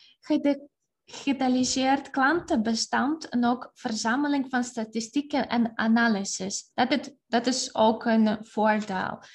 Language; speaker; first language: Dutch; non-native, fluent; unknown